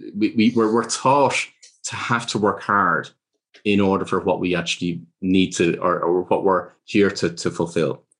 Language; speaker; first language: English; native; English